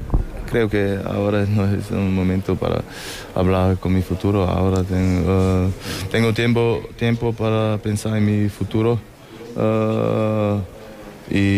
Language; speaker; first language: Spanish; non-native, fluent; German